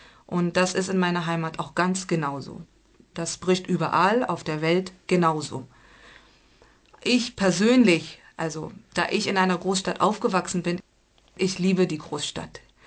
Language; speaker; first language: German; non-native, fluent; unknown